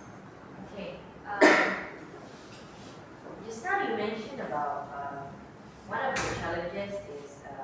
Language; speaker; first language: English; non-native, local second language; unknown